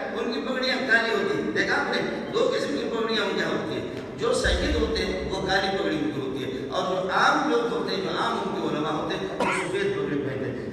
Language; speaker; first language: Urdu; non-native, local second language; Baluchi